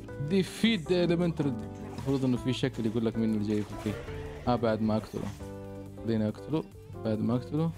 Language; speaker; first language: Arabic; native; Arabic